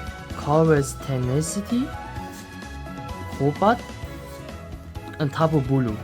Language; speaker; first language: German; non-native, local second language; Luxembourgish